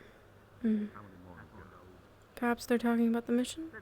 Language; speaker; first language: English; native; English